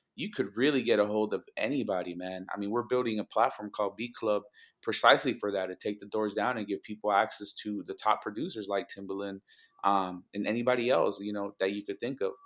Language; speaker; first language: English; early bilingual, other home language; Spanish